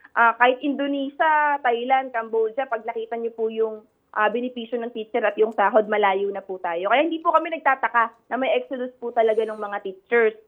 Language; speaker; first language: Filipino; native; Filipino